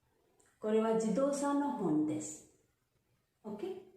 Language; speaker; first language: Japanese; non-native, fluent; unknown